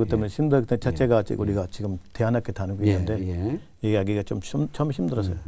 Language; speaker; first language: Korean; non-native, learner; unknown